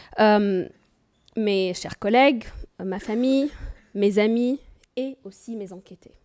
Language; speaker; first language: French; non-native, fluent; Arabic